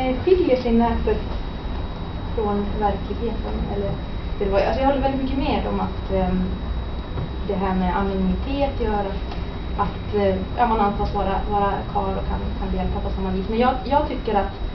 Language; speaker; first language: Swedish; native; Swedish